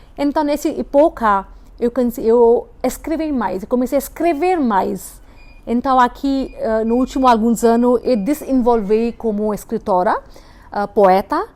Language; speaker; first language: Portuguese; non-native, fluent; Hindi